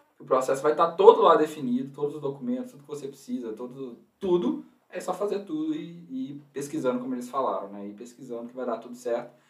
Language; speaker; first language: Portuguese; native; Portuguese